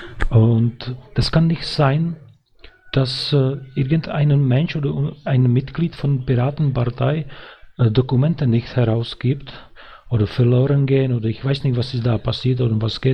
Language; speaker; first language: German; non-native, fluent; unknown